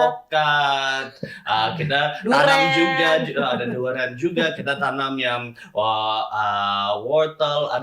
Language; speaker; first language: Indonesian; non-native, fluent; English